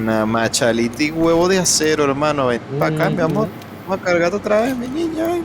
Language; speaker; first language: Spanish; native; Spanish